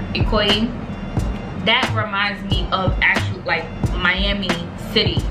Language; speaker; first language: English; native; English